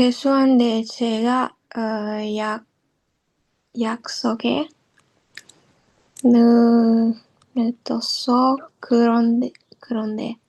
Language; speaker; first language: Korean; non-native, learner; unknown